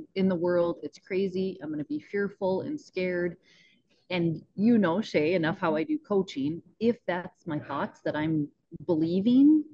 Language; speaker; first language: English; native; English